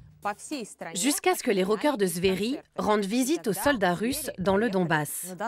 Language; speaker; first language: French; native; French